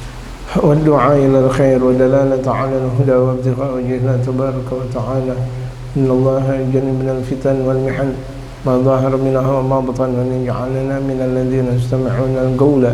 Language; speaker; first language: Arabic; non-native, fluent; Indonesian